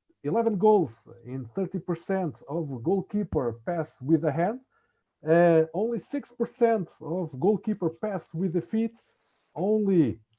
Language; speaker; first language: English; non-native, fluent; Portuguese